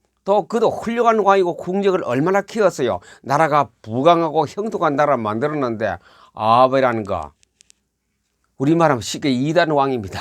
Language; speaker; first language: Korean; native; Korean